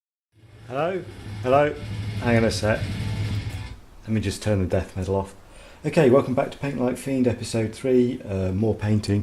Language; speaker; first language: English; native; English